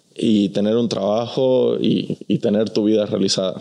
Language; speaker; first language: Spanish; native; Spanish